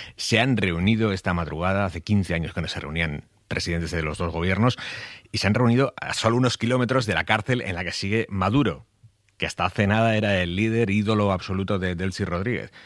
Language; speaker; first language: Spanish; native; Spanish